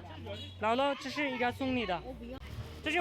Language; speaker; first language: Chinese; non-native, learner; Urdu